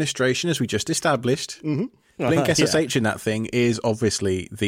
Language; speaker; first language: English; native; English